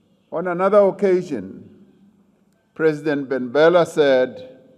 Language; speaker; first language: English; non-native, local second language; Venda